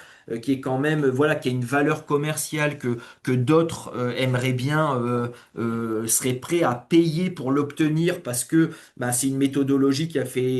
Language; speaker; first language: French; native; French